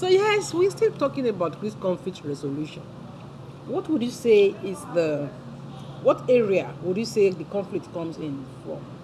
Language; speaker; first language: English; non-native, local second language; Yoruba